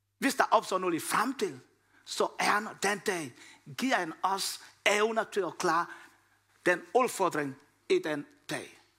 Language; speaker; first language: Danish; non-native, fluent; Lingala